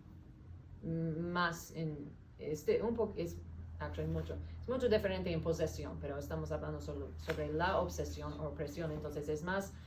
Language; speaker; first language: Spanish; non-native, fluent; English